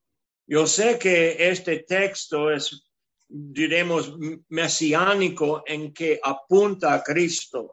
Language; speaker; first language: Spanish; non-native, fluent; English